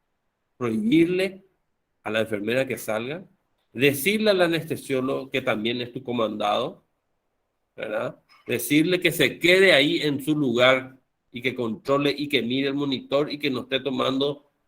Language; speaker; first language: Spanish; native; Spanish